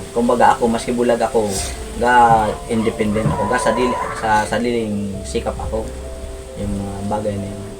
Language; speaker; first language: Filipino; non-native, local second language; Bikol